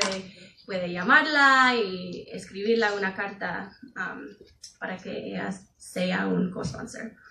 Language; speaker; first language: Spanish; non-native, fluent; English